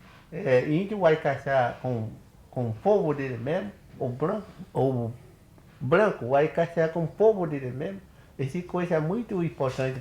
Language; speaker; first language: Portuguese; non-native, local second language; Kayapó